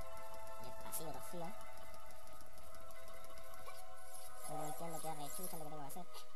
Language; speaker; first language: Spanish; native; Spanish